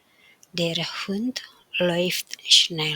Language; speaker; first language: German; non-native, fluent; Indonesian